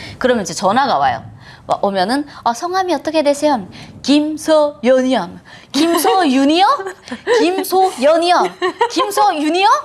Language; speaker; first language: Korean; native; Korean